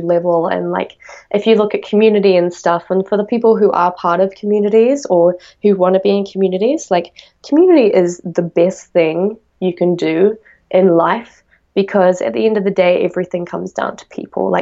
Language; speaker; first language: English; native; English